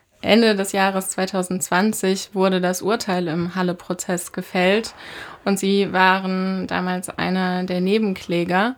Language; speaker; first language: German; native; German